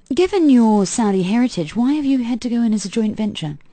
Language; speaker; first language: English; native; English